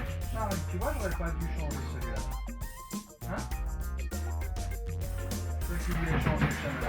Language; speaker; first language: French; native; French